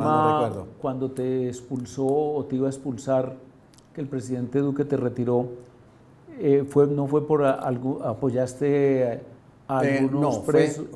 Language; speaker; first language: Spanish; native; Spanish